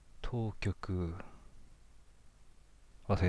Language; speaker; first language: Japanese; native; Japanese